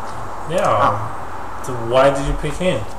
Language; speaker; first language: English; non-native, learner; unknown